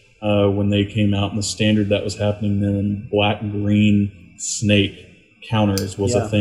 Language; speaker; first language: English; native; English